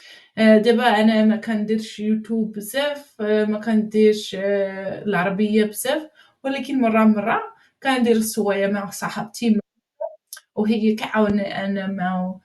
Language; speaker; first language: Arabic; non-native, learner; English